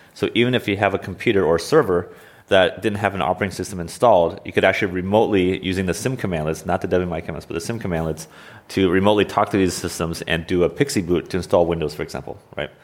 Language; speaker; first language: English; native; English